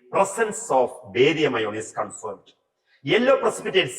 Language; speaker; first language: English; non-native, local second language; Malayalam